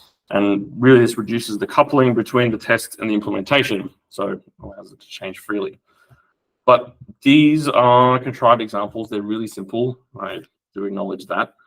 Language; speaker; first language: English; native; English